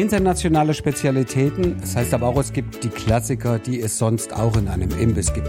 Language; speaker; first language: German; native; German